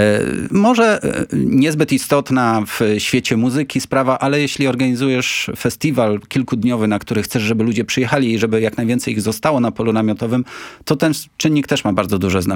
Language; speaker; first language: Polish; native; Polish